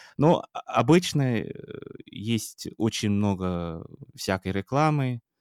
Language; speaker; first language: Russian; non-native, fluent; English